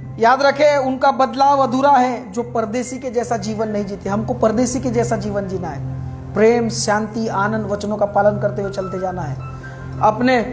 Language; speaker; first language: Hindi; non-native, local second language; Marathi